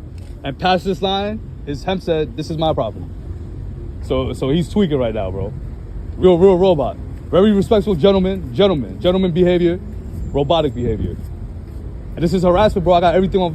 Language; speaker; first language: English; native; English